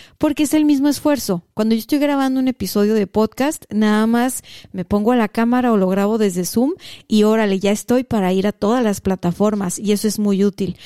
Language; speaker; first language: Spanish; native; Spanish